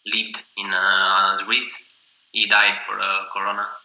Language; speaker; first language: English; non-native, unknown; Italian